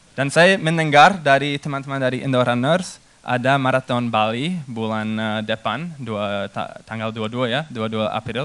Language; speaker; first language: Indonesian; non-native, fluent; English